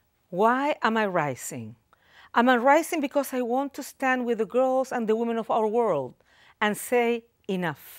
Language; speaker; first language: English; non-native, fluent; Spanish